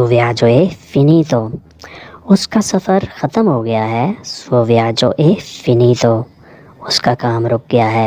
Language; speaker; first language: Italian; non-native, learner; Urdu